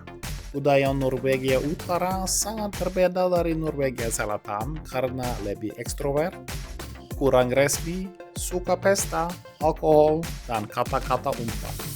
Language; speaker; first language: Indonesian; non-native, fluent; Norwegian